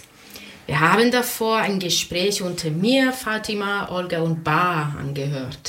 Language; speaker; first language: German; non-native, fluent; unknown